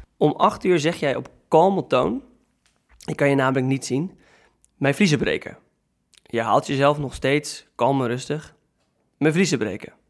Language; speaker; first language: Dutch; native; Dutch